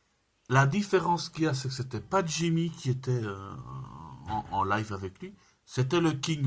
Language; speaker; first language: French; native; French